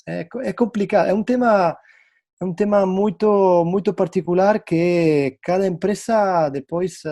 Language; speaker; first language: Portuguese; non-native, fluent; Italian